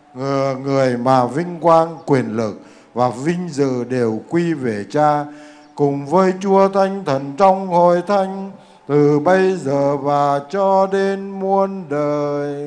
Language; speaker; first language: Vietnamese; native; Vietnamese